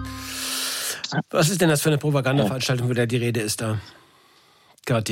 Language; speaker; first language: German; native; German